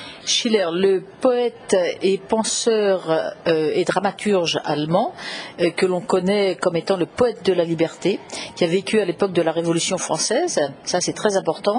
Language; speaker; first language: French; native; French